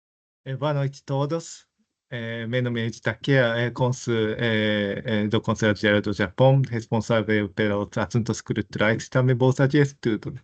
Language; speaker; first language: Portuguese; non-native, fluent; Japanese